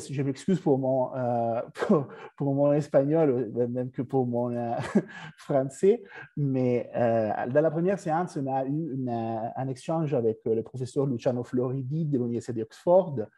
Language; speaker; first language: French; non-native, fluent; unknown